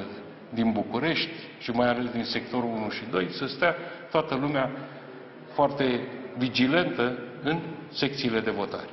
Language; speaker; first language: Romanian; native; Romanian